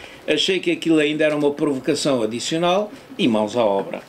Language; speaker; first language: Portuguese; native; Portuguese